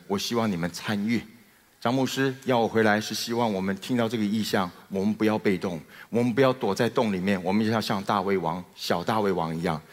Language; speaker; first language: Chinese; native; Chinese